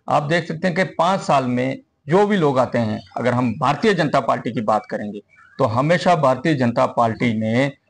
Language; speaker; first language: Hindi; native; Hindi